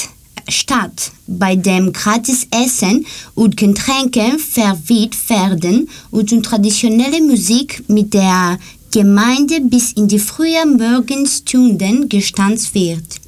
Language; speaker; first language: German; non-native, learner; Greek